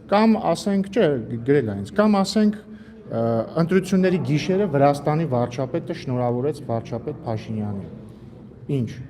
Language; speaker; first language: Armenian; native; Armenian